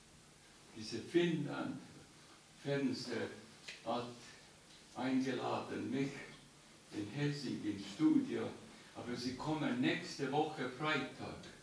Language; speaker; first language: German; non-native, learner; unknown